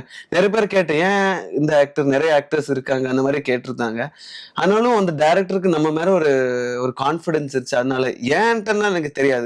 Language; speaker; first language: Tamil; non-native, learner; Malayalam